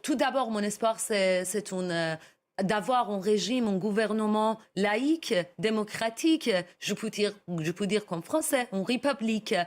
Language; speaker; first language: French; non-native, learner; Persian